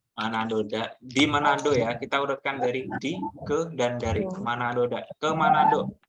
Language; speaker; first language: Indonesian; native; Indonesian